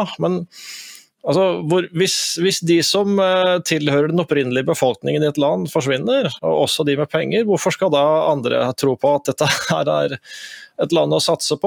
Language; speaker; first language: Norwegian; native; Norwegian